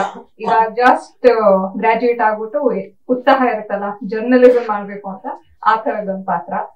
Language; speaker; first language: Kannada; native; Kannada